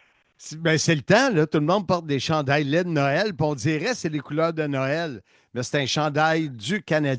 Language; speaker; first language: French; native; French